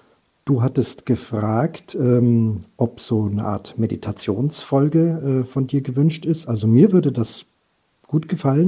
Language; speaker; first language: German; native; German